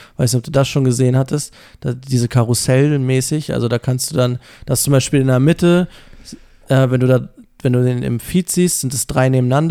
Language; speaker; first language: German; native; German